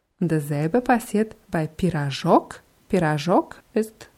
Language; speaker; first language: German; non-native, fluent; Russian